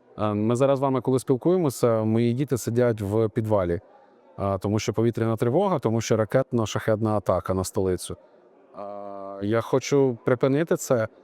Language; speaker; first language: Ukrainian; native; Ukrainian